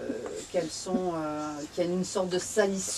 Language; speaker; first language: French; native; French